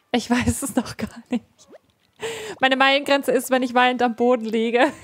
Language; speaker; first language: German; native; German